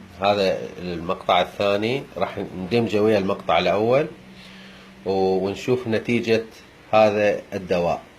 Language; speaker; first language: Arabic; native; Arabic